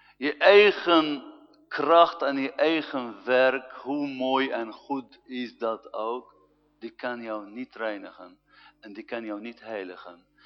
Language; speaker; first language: Dutch; non-native, fluent; Arabic